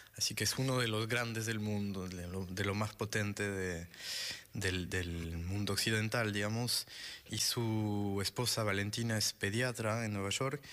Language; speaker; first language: Spanish; non-native, fluent; French